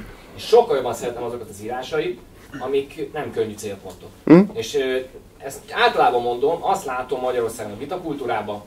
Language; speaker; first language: Hungarian; native; Hungarian